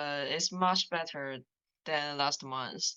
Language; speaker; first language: English; non-native, learner; Chinese